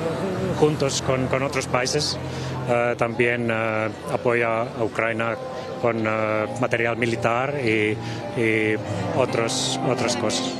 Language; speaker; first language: Spanish; non-native, fluent; Finnish